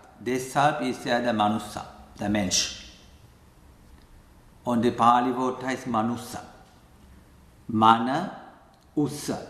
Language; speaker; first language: German; non-native, learner; Sinhala